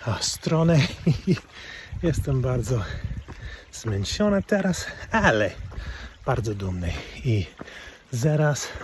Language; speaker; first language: Polish; non-native, learner; English